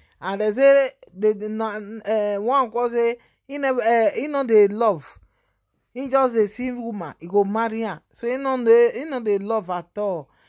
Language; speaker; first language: Nigerian Pidgin; native; Nigerian Pidgin